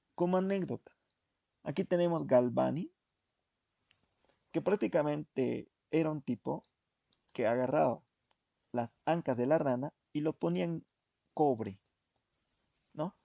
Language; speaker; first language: Spanish; native; Spanish